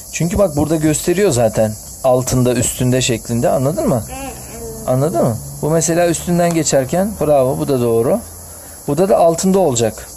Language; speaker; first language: Turkish; native; Turkish